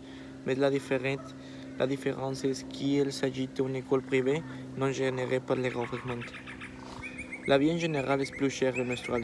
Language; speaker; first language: French; non-native, learner; Spanish